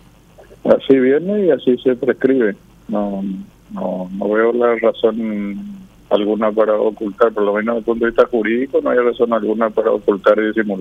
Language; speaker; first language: Spanish; native; Spanish